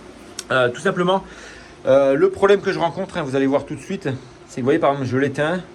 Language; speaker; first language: French; native; French